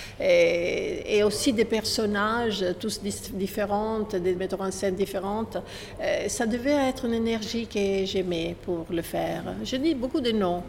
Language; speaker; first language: French; non-native, fluent; Italian